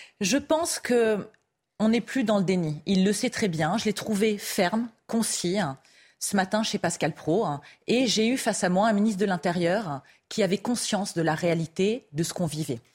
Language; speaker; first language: French; native; French